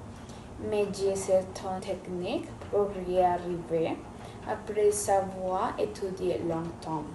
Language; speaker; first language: French; non-native, fluent; Spanish